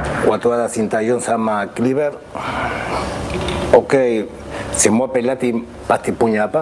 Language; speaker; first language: Indonesian; non-native, local second language; Spanish